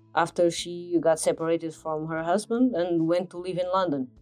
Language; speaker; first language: English; non-native, fluent; Portuguese